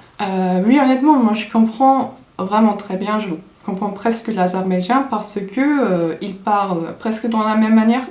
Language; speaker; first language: French; non-native, fluent; Turkish